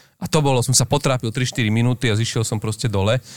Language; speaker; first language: Slovak; native; Slovak